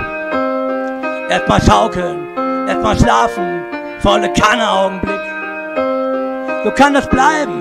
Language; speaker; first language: German; native; German